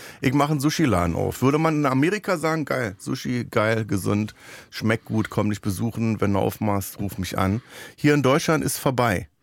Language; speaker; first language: German; native; German